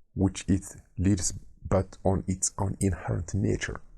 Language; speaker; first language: English; non-native, local second language; Amharic